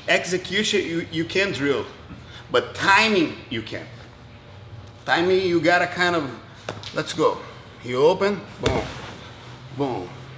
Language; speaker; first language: English; non-native, fluent; Portuguese